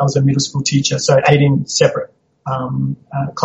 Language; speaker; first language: English; native; English